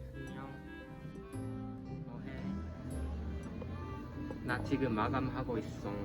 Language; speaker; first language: Korean; non-native, fluent; Japanese